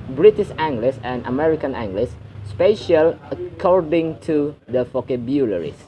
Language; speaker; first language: English; non-native, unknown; Indonesian